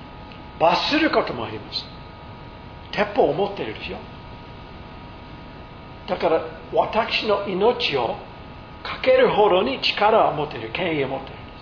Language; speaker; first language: Japanese; non-native, fluent; English